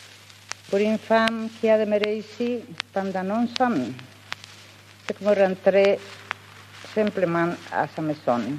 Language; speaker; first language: French; non-native, fluent; Spanish